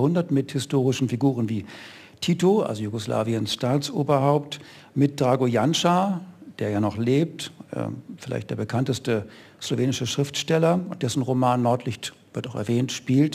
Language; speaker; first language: German; native; German